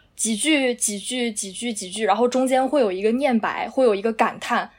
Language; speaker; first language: Chinese; native; Chinese